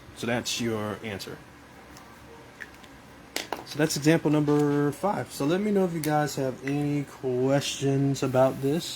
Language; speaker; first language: English; native; English